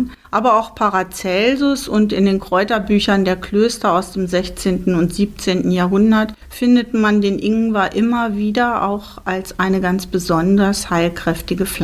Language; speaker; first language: German; native; German